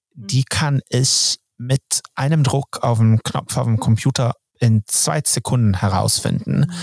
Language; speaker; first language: German; non-native, fluent; Swedish